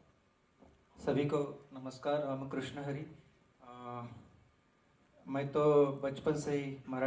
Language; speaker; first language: Hindi; non-native, local second language; Marathi